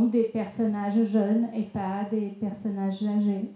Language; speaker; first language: French; non-native, fluent; Portuguese